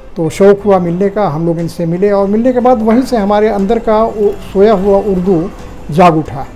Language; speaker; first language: Urdu; native; Urdu